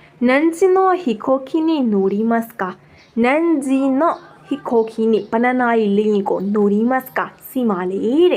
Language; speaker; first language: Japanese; non-native, fluent; Burmese